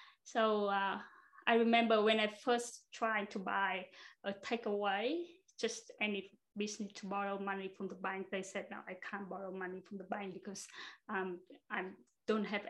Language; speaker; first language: English; non-native, fluent; Vietnamese